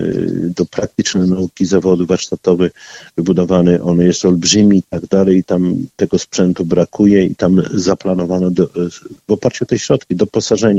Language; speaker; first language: Polish; native; Polish